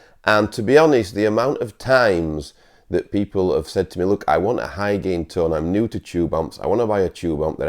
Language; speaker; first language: English; native; English